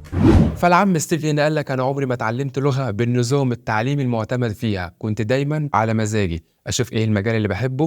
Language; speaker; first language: Arabic; native; Arabic